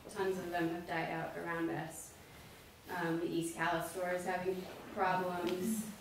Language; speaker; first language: English; native; English